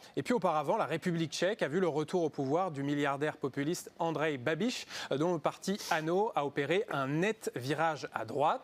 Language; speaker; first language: French; native; French